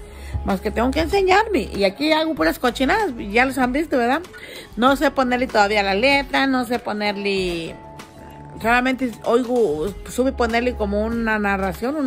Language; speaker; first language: Spanish; native; Spanish